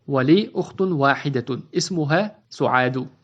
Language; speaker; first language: Arabic; non-native, fluent; English